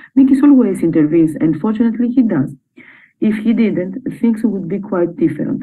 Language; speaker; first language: English; non-native, fluent; Greek